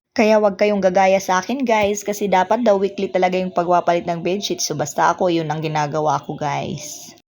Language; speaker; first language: Filipino; non-native, local second language; Waray